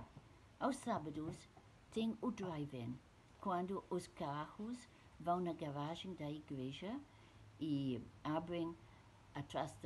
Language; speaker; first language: Portuguese; non-native, fluent; English